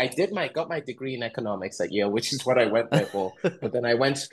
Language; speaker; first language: English; non-native, local second language; Igbo